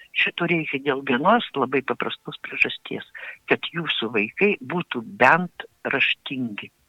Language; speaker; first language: Lithuanian; native; Lithuanian